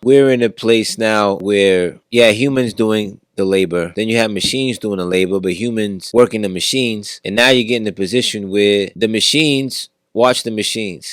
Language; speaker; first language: English; native; English